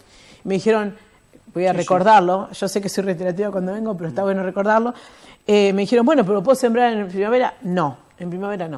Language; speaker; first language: Spanish; native; Spanish